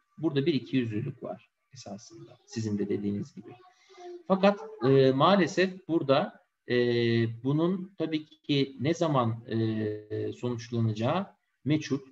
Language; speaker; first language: Turkish; native; Turkish